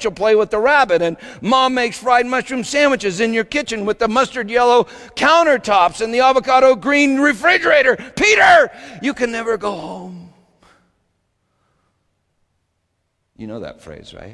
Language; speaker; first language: English; native; English